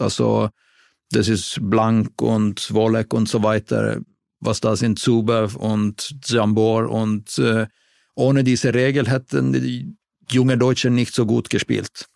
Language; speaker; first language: German; non-native, fluent; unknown